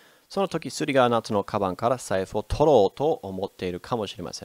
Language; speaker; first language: Japanese; non-native, fluent; English